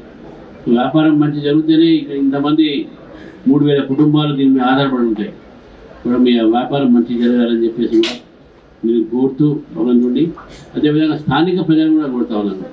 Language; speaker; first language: Telugu; native; Telugu